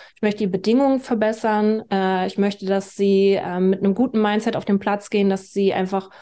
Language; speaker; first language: German; native; German